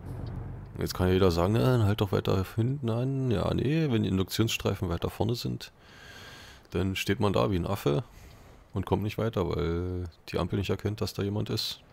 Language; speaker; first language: German; native; German